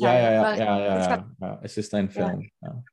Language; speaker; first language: German; non-native, learner; Czech